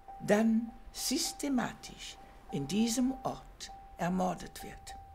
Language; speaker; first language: German; early bilingual, heritage; German